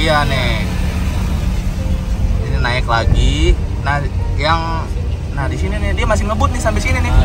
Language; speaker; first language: Indonesian; native; Indonesian